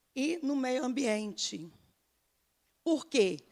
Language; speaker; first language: Portuguese; native; Portuguese